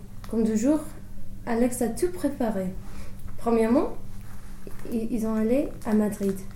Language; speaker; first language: French; non-native, learner; English